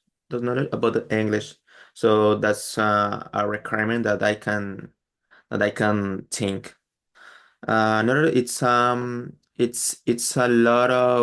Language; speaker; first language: English; non-native, learner; Spanish